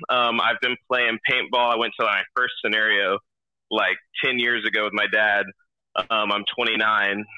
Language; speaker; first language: English; native; English